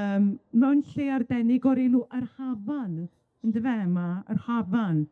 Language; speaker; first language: Welsh; native; Welsh